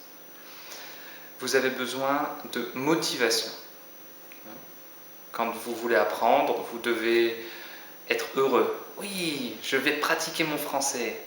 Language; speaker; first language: French; native; French